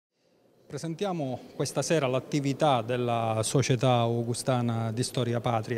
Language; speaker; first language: Italian; native; Italian